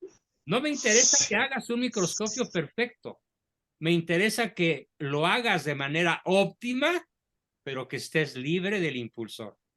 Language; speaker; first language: Spanish; native; Spanish